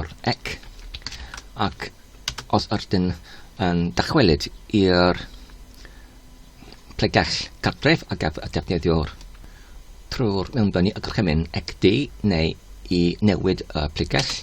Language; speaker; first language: Welsh; non-native, learner; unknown